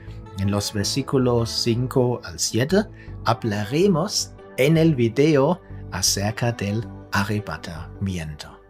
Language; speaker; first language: Spanish; non-native, fluent; German